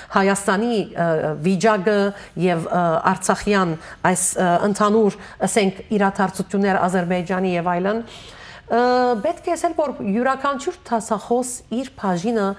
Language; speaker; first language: Armenian; native; Armenian